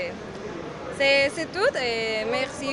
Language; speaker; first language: French; non-native, learner; Spanish